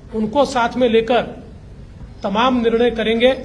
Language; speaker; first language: Hindi; non-native, local second language; Marathi